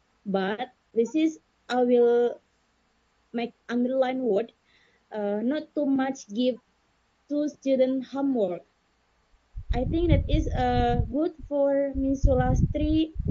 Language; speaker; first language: English; non-native, learner; Indonesian